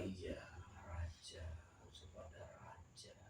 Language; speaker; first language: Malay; non-native, local second language; Javanese